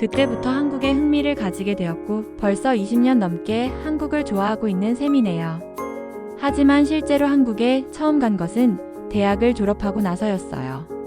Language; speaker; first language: Korean; non-native, fluent; Japanese